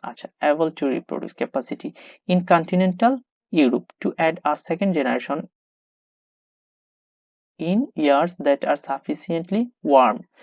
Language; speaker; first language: English; non-native, local second language; Bangla